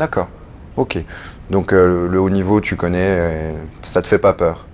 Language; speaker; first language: French; native; French